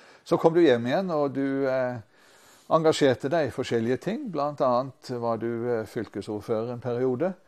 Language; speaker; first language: Norwegian; native; Norwegian